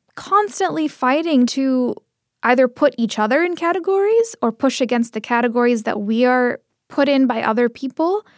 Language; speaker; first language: English; early bilingual, other home language; Tamil